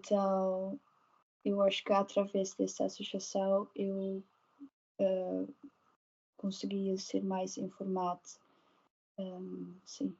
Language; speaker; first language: Portuguese; non-native, learner; Dutch